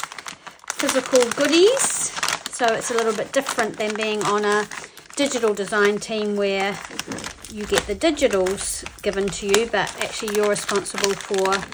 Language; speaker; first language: English; native; English